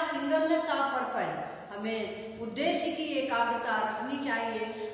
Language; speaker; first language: Hindi; native; Hindi